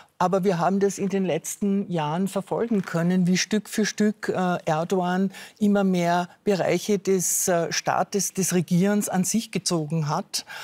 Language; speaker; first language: German; native; German